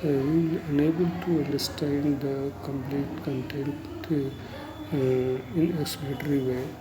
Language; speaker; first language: English; non-native, local second language; Hindi